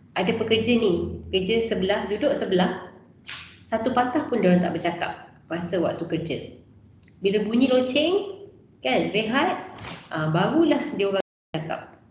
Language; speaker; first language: Malay; native; Malay